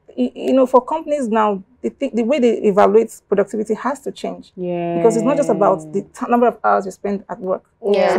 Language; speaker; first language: English; non-native, local second language; Igbo